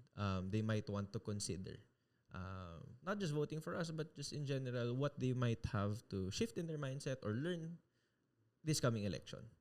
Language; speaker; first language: English; non-native, local second language; Filipino